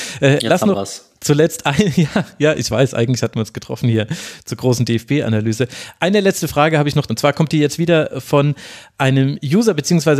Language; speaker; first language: German; native; German